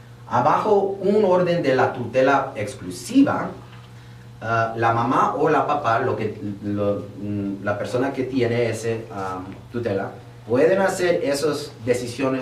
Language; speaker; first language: Spanish; early bilingual, heritage; Spanish